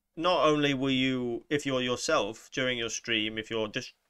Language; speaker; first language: English; native; English